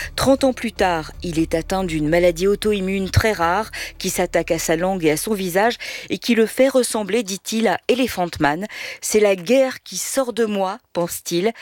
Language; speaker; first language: French; native; French